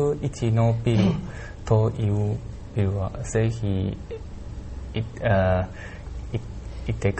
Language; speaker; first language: Japanese; non-native, learner; Chinese